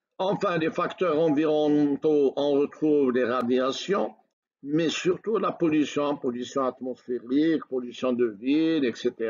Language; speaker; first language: French; non-native, local second language; Arabic